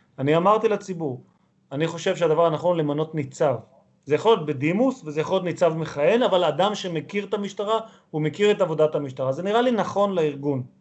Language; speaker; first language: Hebrew; native; Hebrew